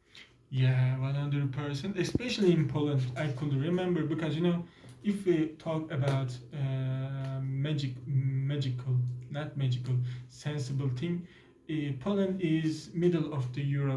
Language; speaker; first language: English; non-native, learner; Turkish